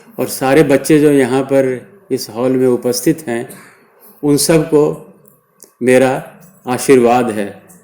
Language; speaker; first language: Hindi; native; Hindi